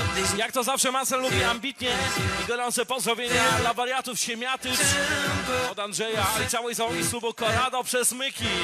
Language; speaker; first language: Polish; native; Polish